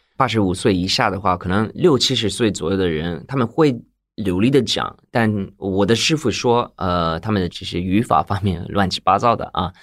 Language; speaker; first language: Chinese; non-native, fluent; Japanese